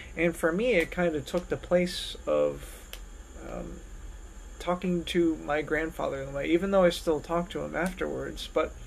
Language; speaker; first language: English; native; English